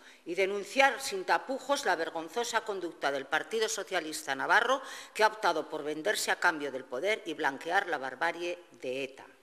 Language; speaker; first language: Spanish; native; Spanish